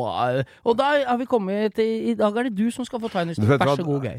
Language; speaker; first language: Norwegian; native; Norwegian